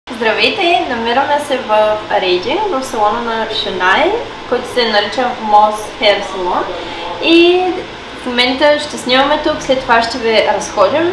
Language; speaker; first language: Bulgarian; native; Bulgarian